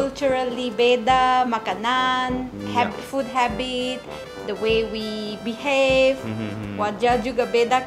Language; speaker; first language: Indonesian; non-native, fluent; Manipuri